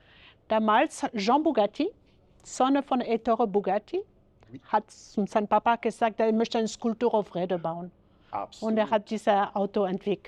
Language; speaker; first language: German; non-native, fluent; French